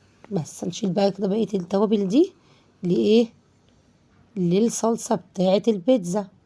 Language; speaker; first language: Arabic; native; Arabic